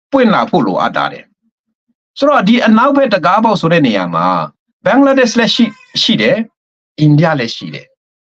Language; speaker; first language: Burmese; non-native, local second language; Hakha Chin